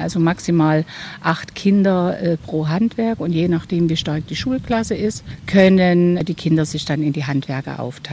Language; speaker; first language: German; native; German